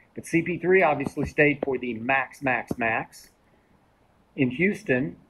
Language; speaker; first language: English; native; English